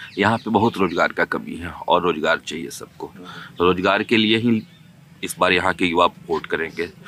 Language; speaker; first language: Hindi; native; Hindi